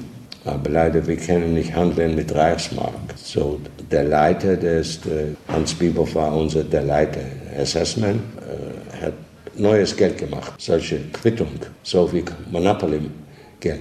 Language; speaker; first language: German; non-native, learner; Polish